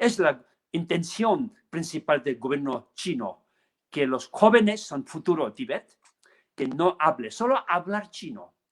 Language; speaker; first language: Spanish; non-native, learner; Tibetan